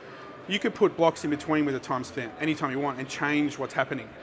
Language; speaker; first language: English; native; English